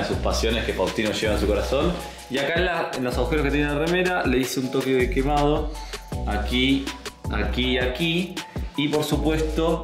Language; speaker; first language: Spanish; native; Spanish